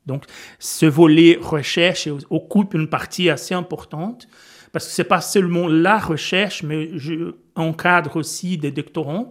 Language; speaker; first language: French; non-native, fluent; Portuguese